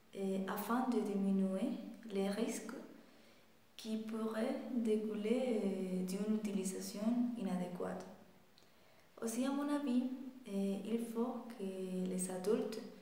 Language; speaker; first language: French; non-native, fluent; Spanish